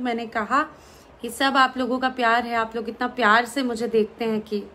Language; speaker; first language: Hindi; native; Hindi